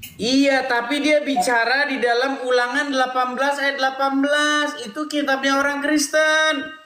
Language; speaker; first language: Indonesian; non-native, local second language; Madurese